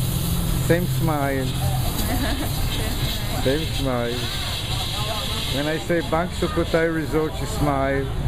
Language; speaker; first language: English; non-native, learner; Hebrew